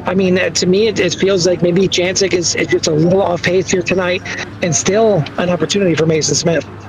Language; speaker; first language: English; native; English